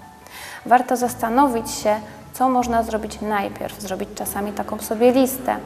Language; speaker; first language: Polish; native; Polish